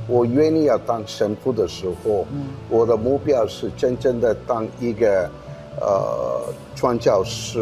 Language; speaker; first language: Chinese; non-native, fluent; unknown